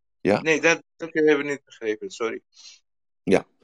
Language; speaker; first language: Dutch; non-native, learner; Persian